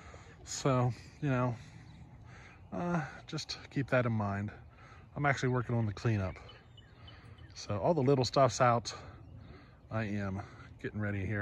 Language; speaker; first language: English; native; English